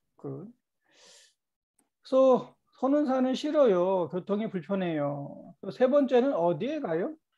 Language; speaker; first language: Korean; native; Korean